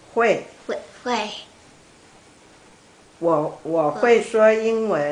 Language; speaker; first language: Chinese; non-native, fluent; English